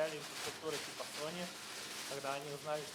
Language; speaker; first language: Russian; native; Russian